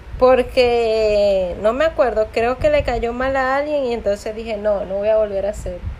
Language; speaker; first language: Spanish; native; Spanish